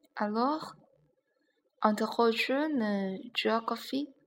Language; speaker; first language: French; non-native, learner; Chinese